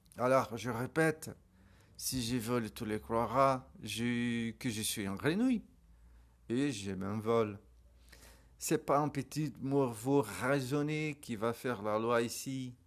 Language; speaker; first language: French; non-native, learner; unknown